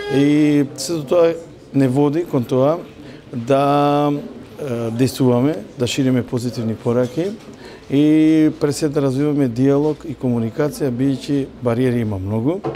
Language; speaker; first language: Macedonian; non-native, local second language; Romany